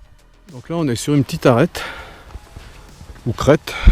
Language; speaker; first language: French; native; French